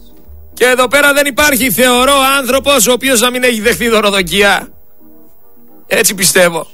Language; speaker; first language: Greek; native; Greek